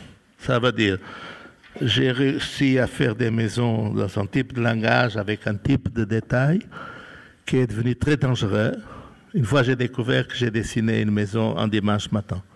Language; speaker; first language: French; non-native, fluent; Portuguese